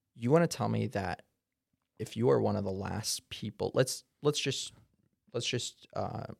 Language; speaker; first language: English; non-native, fluent; Hebrew